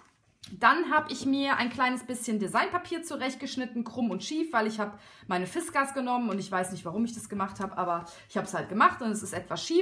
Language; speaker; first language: German; native; German